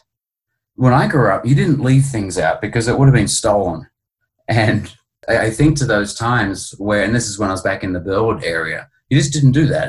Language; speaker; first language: English; native; English